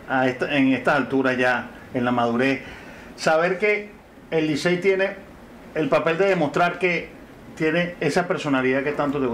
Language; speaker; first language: Spanish; native; Spanish